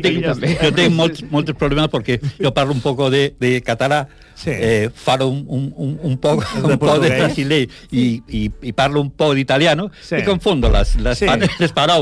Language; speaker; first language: Catalan; non-native, learner; Portuguese